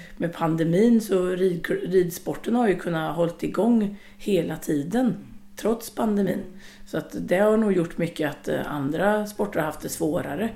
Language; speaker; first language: Swedish; native; Swedish